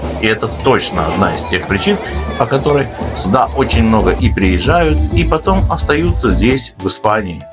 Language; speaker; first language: Russian; native; Russian